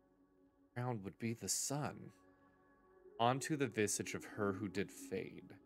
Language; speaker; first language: English; native; English